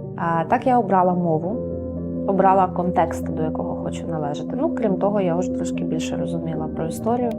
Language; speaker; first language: Ukrainian; non-native, local second language; Russian